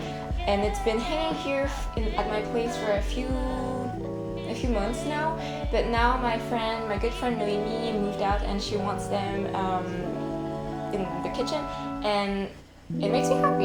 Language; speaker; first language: English; non-native, local second language; French